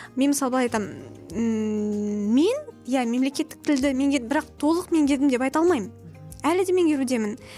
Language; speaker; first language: Kazakh; non-native, local second language; Russian